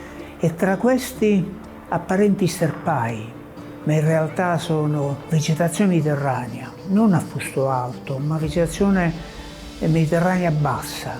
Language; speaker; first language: Italian; native; Italian